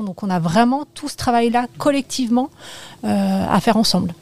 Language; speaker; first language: French; native; French